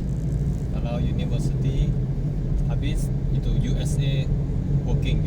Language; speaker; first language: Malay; non-native, learner; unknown